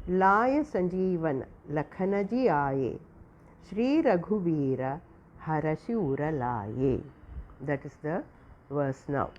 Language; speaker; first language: English; non-native, local second language; Tamil